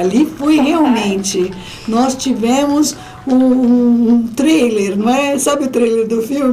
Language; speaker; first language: Portuguese; native; Portuguese